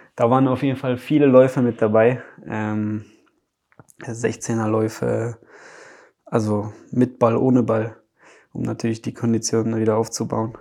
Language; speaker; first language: German; early bilingual, other home language; Polish